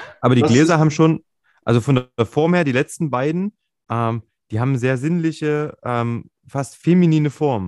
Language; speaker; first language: German; native; German